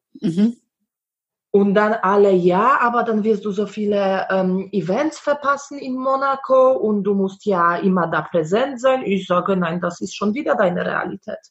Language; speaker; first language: German; non-native, fluent; Polish